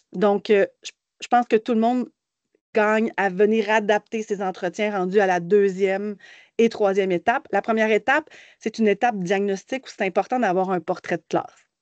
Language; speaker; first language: French; native; French